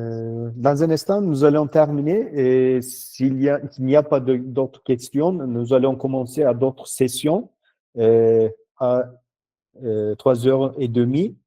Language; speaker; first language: French; non-native, learner; Turkish